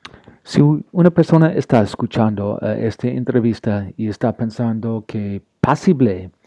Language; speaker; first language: Spanish; non-native, learner; English